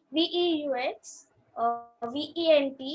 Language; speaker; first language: French; non-native, learner; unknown